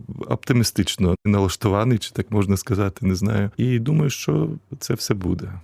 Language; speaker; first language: Ukrainian; native; Ukrainian